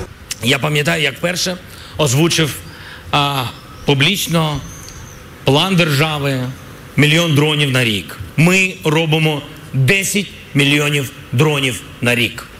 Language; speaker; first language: Ukrainian; non-native, local second language; Russian